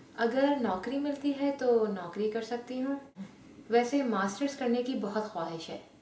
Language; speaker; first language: Hindi; non-native, local second language; Urdu